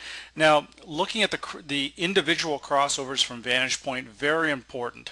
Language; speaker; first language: English; native; English